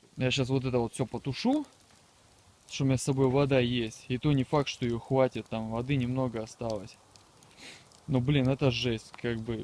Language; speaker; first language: Russian; native; Russian